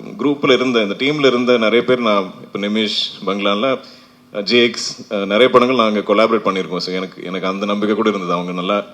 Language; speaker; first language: Tamil; non-native, fluent; Malayalam